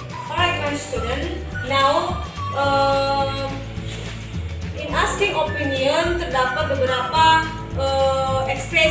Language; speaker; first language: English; non-native, learner; Indonesian